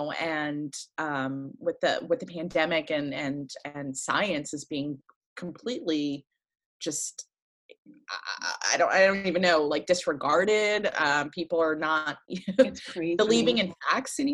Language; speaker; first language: English; early bilingual, other home language; French